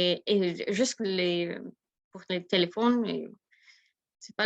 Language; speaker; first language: French; non-native, learner; Spanish